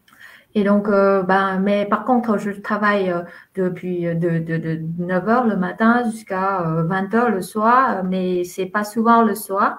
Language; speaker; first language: French; non-native, fluent; Vietnamese